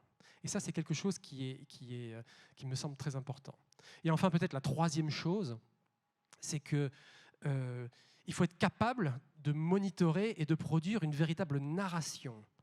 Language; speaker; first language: French; native; French